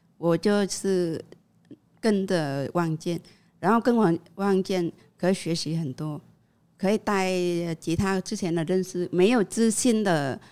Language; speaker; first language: Chinese; non-native, fluent; Vietnamese